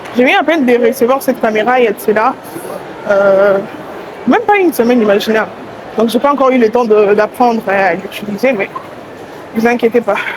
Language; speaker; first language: French; non-native, local second language; Lingala